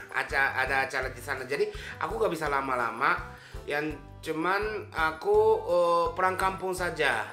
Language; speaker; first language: Indonesian; non-native, fluent; Japanese